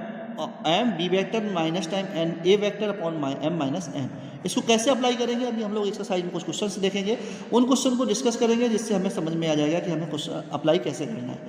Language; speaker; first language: Hindi; native; Hindi